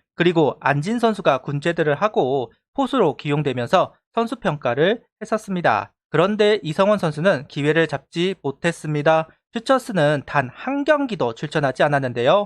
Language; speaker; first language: Korean; native; Korean